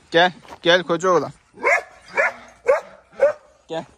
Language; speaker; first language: Turkish; native; Turkish